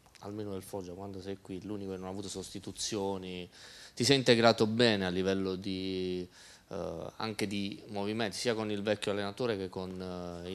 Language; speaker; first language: Italian; native; Italian